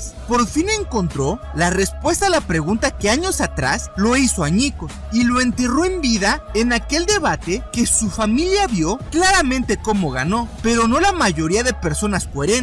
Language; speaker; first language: Spanish; native; Spanish